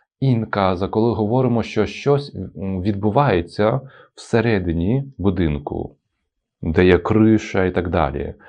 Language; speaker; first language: Ukrainian; non-native, local second language; Russian